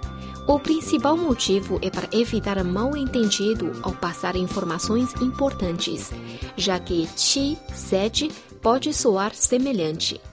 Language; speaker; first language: Portuguese; non-native, fluent; Chinese